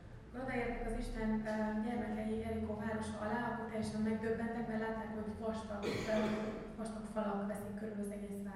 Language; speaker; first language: Hungarian; native; Hungarian